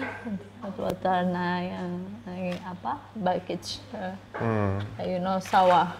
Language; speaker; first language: English; non-native, learner; Indonesian